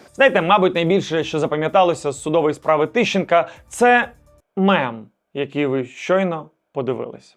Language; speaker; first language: Ukrainian; native; Ukrainian